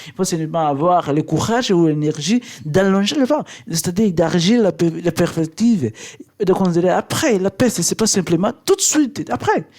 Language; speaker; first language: French; non-native, learner; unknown